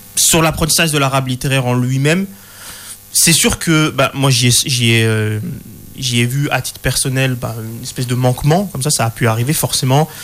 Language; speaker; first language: French; early bilingual, other home language; Arabic